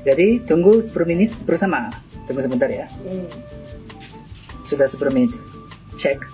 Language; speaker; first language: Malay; non-native, learner; Japanese